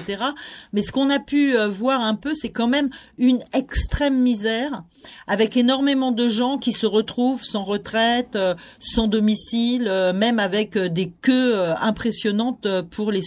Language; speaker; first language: French; native; French